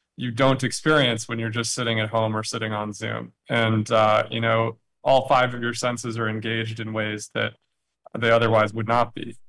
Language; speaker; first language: English; native; English